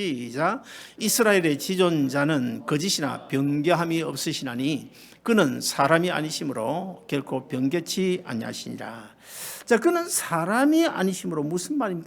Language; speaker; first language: Korean; native; Korean